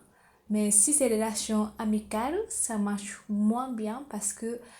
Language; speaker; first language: French; non-native, fluent; Japanese